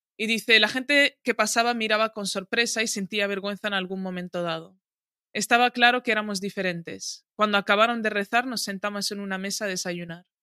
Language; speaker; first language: Spanish; early bilingual, other home language; Arabic